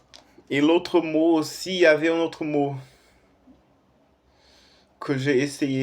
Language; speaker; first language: French; non-native, fluent; Portuguese